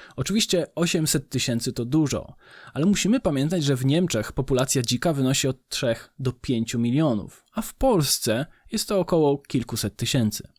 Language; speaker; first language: Polish; native; Polish